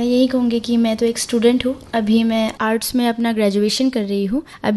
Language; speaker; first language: Hindi; non-native, local second language; Bangla